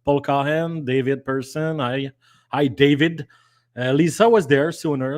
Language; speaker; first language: English; non-native, fluent; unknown